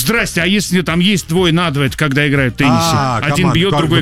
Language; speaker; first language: Russian; native; Russian